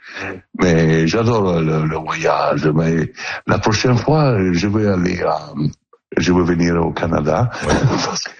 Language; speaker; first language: French; non-native, learner; Italian